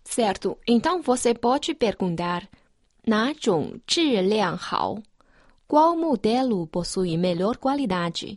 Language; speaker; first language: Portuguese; non-native, fluent; Chinese